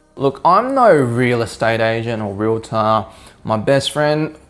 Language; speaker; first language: English; early bilingual, other home language; Vietnamese